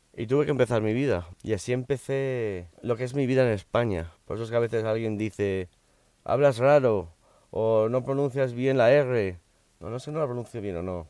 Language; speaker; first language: Spanish; early bilingual, heritage; Spanish